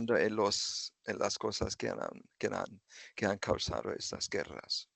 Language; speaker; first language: Spanish; non-native, fluent; German